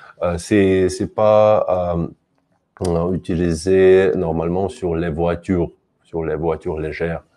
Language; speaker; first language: French; non-native, fluent; Russian